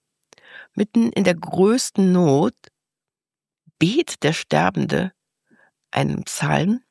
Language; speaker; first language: German; native; German